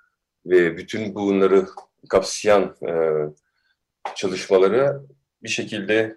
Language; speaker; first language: Turkish; early bilingual, heritage; Turkish